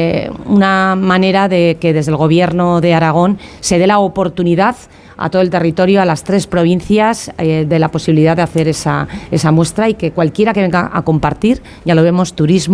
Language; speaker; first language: Spanish; native; Spanish